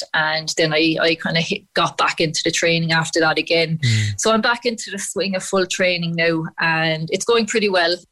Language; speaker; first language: English; native; English